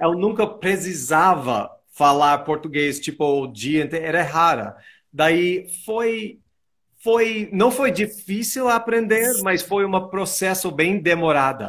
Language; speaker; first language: Portuguese; non-native, fluent; English